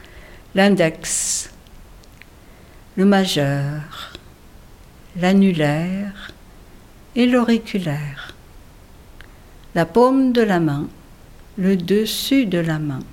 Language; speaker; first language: French; native; French